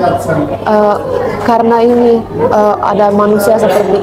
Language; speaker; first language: Indonesian; non-native, fluent; Finnish